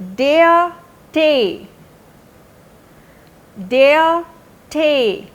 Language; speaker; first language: German; non-native, fluent; Hindi